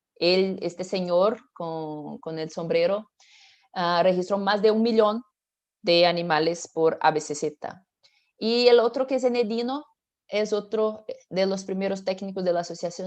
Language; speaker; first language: Spanish; non-native, fluent; Portuguese